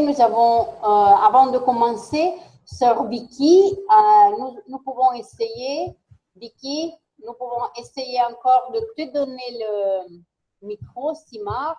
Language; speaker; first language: French; non-native, fluent; Italian